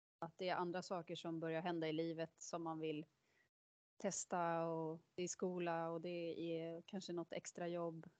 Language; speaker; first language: Swedish; native; Swedish